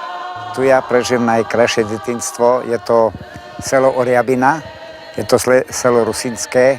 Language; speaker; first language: Slovak; non-native, local second language; Rusyn